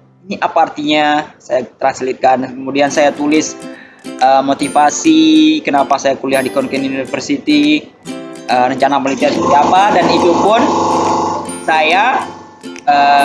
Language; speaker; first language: Indonesian; native; Indonesian